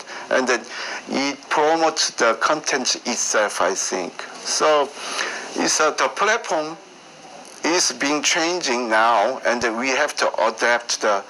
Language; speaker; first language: English; non-native, learner; Korean